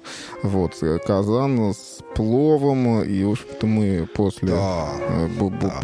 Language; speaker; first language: Russian; native; Russian